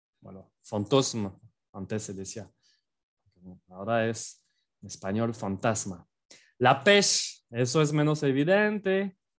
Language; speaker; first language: Spanish; non-native, fluent; French